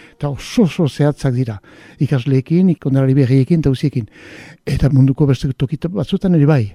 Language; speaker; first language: Basque; native; Basque